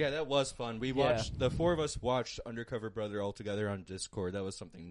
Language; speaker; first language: English; native; English